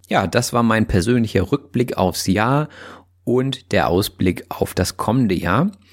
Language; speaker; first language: German; native; German